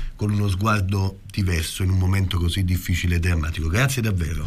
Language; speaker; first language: Italian; native; Italian